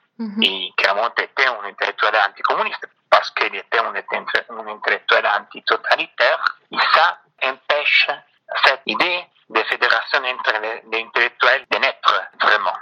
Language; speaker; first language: French; non-native, fluent; Italian